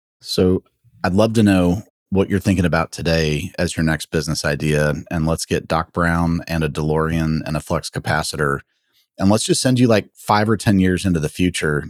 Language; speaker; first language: English; native; English